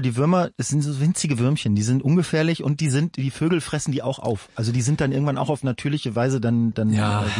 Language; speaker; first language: German; native; German